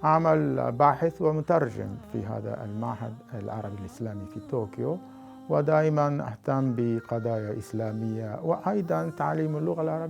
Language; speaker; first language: Arabic; non-native, fluent; Japanese